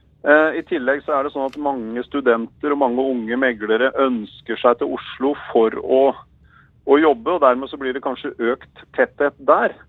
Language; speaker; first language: Norwegian; native; Norwegian